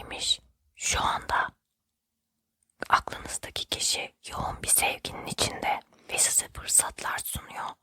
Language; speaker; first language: Turkish; native; Turkish